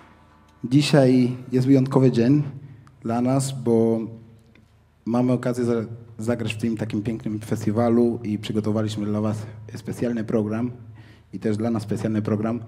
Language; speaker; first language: Polish; non-native, fluent; Spanish